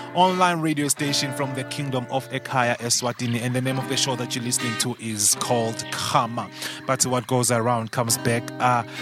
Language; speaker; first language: English; non-native, local second language; Swati